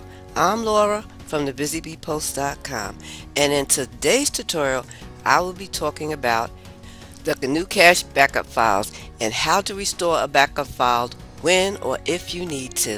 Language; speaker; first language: English; native; English